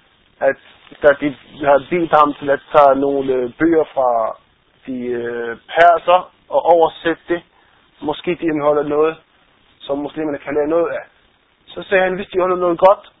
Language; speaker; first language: Danish; non-native, fluent; Arabic